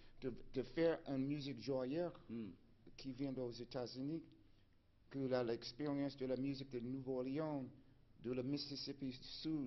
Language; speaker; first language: French; non-native, fluent; English